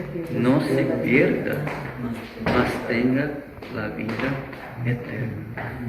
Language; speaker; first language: Spanish; non-native, fluent; Portuguese